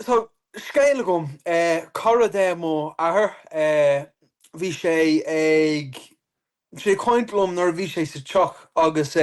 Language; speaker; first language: Irish; non-native, local second language; English